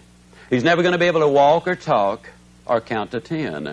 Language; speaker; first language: English; native; English